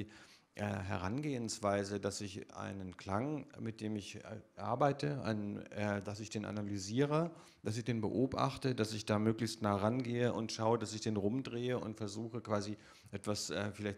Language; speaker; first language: German; native; German